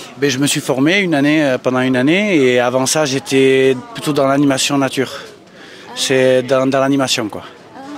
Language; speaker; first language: French; native; French